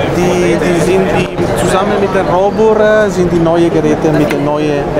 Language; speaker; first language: German; non-native, learner; Italian